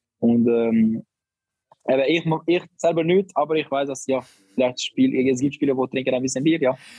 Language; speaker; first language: German; non-native, learner; Albanian